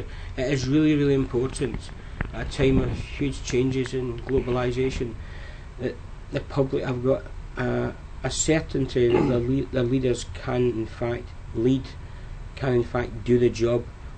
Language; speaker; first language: English; native; English